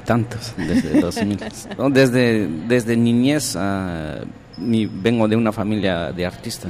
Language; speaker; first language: Spanish; non-native, local second language; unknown